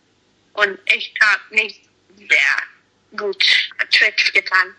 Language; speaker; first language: German; non-native, learner; English